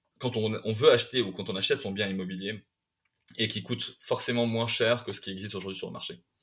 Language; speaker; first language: French; non-native, local second language; Arabic